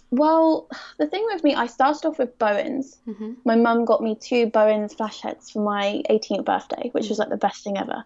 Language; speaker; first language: English; native; English